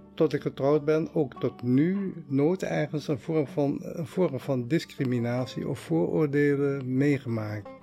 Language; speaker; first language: Dutch; early bilingual, heritage; Dutch